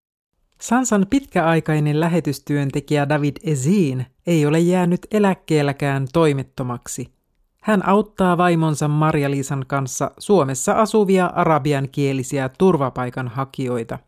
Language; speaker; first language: Finnish; native; Finnish